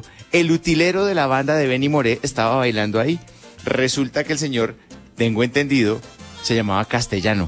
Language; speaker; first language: Spanish; native; Spanish